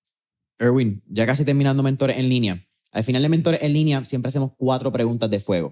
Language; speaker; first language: Spanish; native; Spanish